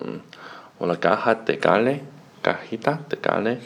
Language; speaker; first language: Spanish; non-native, learner; Chinese